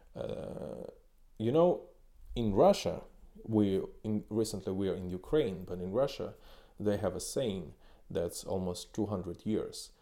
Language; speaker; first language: English; non-native, fluent; Ukrainian